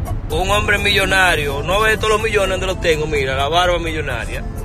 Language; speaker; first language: Spanish; early bilingual, heritage; Spanish